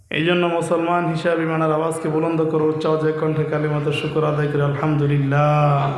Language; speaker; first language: Bangla; native; Bangla